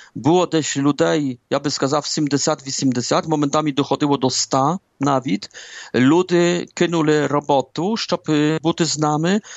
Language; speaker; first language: Ukrainian; early bilingual, heritage; Ukrainian